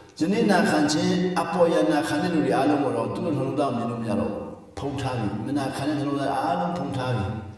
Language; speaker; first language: Burmese; non-native, local second language; Hakha Chin